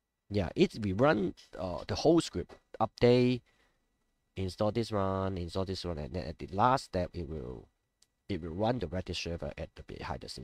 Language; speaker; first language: English; non-native, local second language; Cantonese